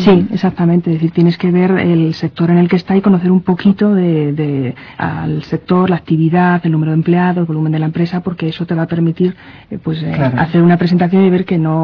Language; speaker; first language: Spanish; native; Spanish